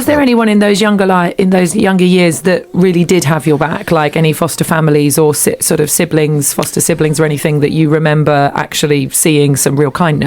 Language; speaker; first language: English; native; English